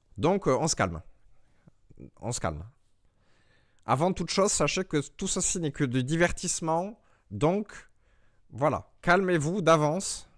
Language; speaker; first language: French; native; French